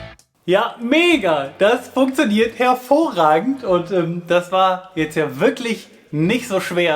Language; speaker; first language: German; native; German